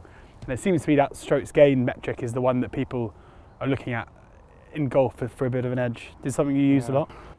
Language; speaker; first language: English; native; English